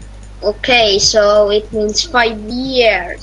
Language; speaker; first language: English; non-native, learner; Estonian